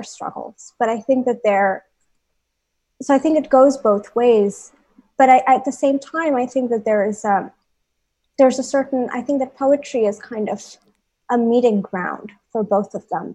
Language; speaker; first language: English; non-native, local second language; Hindi